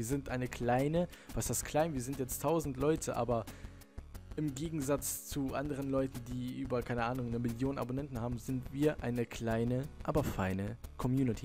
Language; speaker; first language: German; native; German